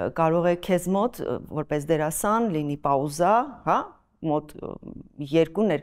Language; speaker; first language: Armenian; native; Armenian